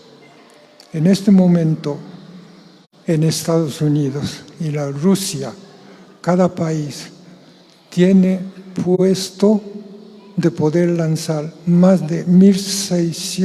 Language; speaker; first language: Spanish; non-native, fluent; Japanese